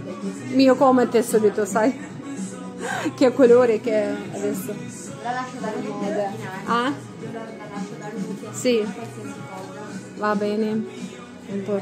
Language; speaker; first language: Italian; non-native, learner; Russian